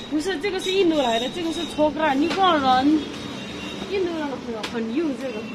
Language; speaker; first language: Chinese; non-native, learner; Nepali